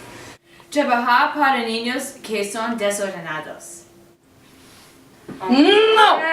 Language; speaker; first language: Spanish; non-native, learner; English